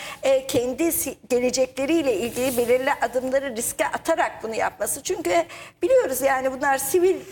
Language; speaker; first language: Turkish; native; Turkish